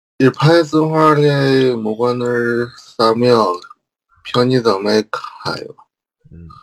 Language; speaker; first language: Korean; non-native, learner; Chinese